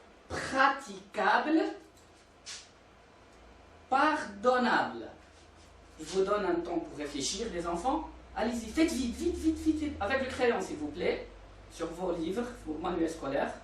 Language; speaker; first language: French; non-native, local second language; Arabic